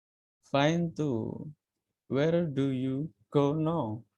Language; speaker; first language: English; non-native, learner; Indonesian